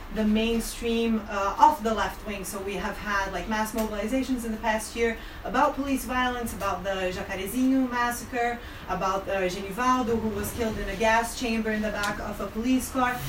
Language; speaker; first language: English; non-native, fluent; Portuguese